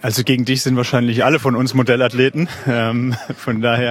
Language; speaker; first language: German; native; German